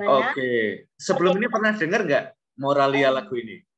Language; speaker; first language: Indonesian; native; Indonesian